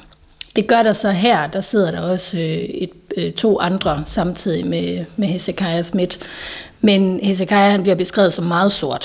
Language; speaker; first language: Danish; native; Danish